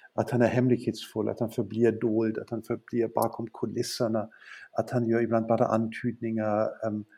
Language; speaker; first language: Swedish; non-native, fluent; German